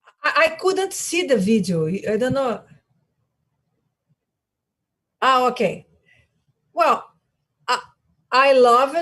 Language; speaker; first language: English; non-native, learner; Portuguese